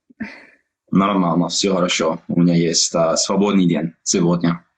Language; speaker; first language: Russian; non-native, learner; English